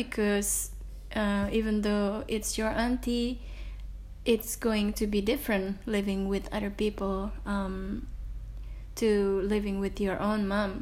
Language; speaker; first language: English; non-native, fluent; Indonesian